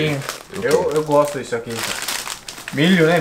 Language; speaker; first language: Portuguese; non-native, learner; Korean